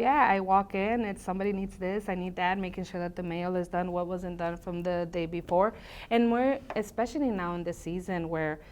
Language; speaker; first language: English; early bilingual, other home language; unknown